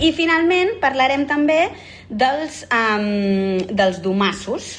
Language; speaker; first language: Catalan; native; Catalan